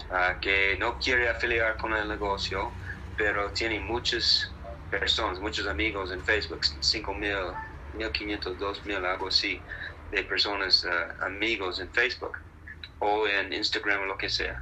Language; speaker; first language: Spanish; non-native, fluent; English